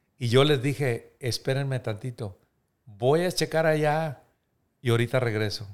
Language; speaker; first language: Spanish; native; Spanish